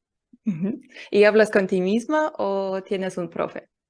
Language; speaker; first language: Spanish; non-native, learner; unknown